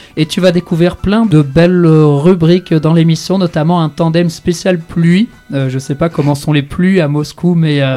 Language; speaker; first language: French; native; French